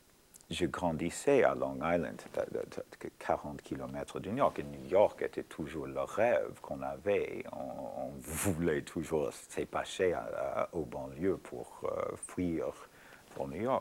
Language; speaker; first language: French; non-native, fluent; English